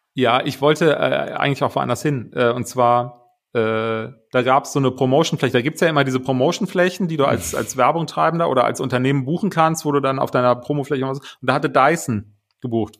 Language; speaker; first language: German; native; German